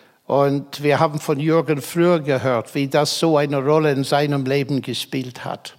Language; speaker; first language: German; non-native, fluent; English